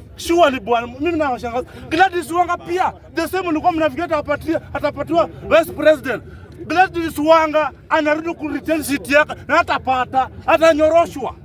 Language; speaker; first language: Swahili; native; Swahili